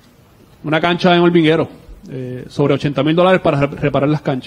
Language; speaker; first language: Spanish; native; Spanish